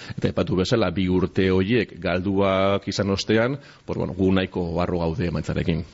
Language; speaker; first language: Basque; non-native, local second language; Spanish